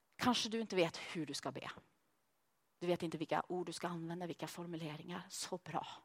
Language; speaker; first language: Swedish; native; Swedish